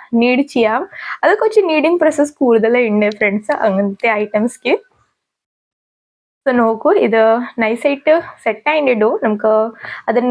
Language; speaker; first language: Malayalam; non-native, local second language; Hindi